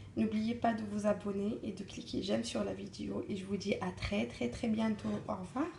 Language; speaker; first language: French; non-native, local second language; Arabic